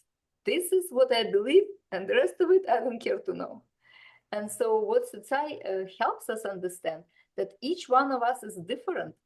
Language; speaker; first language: English; non-native, fluent; Russian